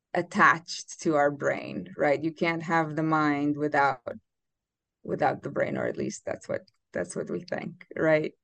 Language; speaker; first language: English; non-native, fluent; Romanian